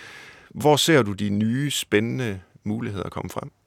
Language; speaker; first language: Danish; native; Danish